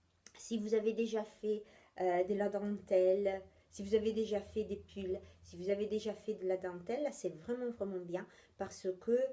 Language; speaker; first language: French; non-native, fluent; Italian